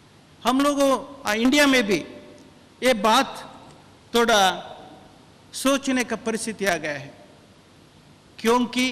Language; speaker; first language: Hindi; non-native, local second language; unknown